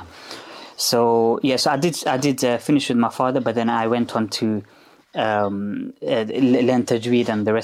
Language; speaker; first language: English; native; English